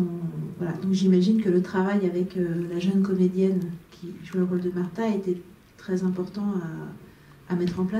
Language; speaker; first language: French; native; French